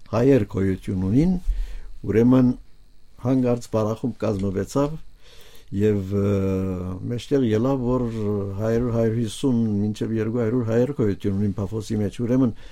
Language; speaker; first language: Armenian; native; Armenian